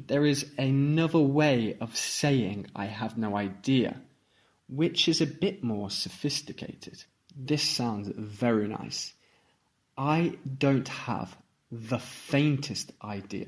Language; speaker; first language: English; native; English